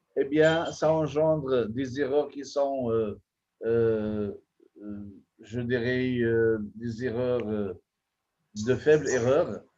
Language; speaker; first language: French; non-native, local second language; Arabic